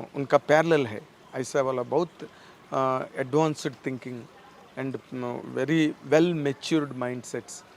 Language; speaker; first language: Hindi; non-native, local second language; Telugu